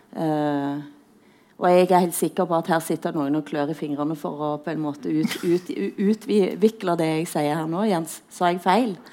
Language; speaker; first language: Norwegian; native; Norwegian